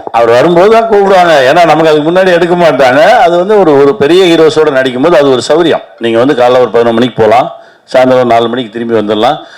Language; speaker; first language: Tamil; native; Tamil